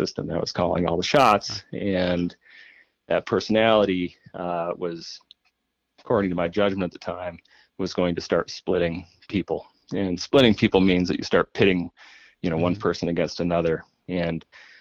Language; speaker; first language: English; native; English